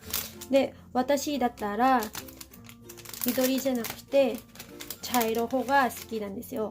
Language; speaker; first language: Japanese; non-native, fluent; Filipino